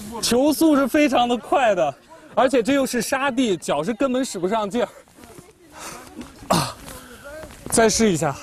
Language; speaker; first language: Chinese; native; Chinese